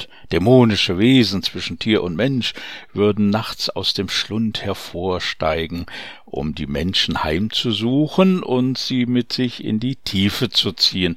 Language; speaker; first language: German; native; German